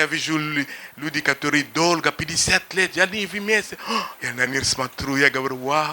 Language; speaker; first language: Russian; non-native, fluent; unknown